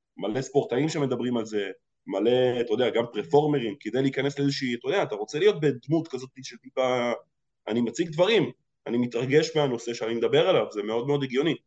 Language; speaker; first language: Hebrew; early bilingual, other home language; Russian